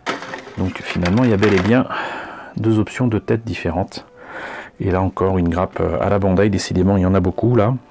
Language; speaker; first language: French; native; French